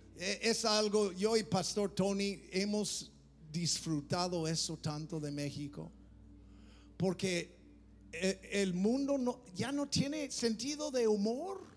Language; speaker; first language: Spanish; non-native, fluent; English